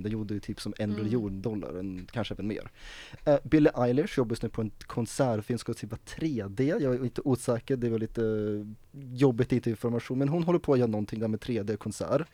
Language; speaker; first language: Swedish; native; Swedish